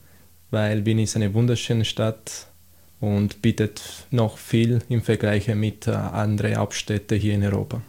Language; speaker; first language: German; non-native, fluent; Italian